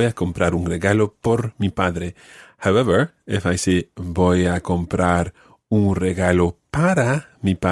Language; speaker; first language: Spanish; non-native, fluent; English